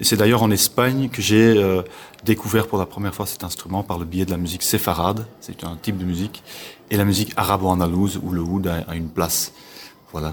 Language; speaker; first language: French; non-native, local second language; Dutch